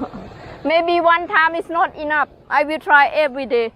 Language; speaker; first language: English; non-native, learner; Thai